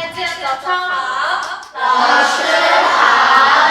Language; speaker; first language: Chinese; non-native, learner; Indonesian